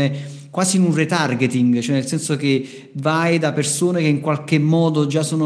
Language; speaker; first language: Italian; native; Italian